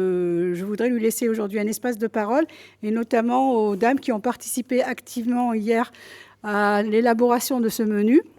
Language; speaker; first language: French; native; French